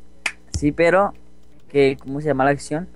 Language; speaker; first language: Spanish; native; Spanish